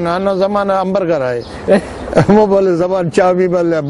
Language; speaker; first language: Arabic; native; Arabic